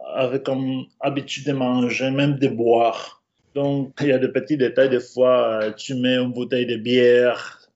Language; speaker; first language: French; non-native, fluent; Spanish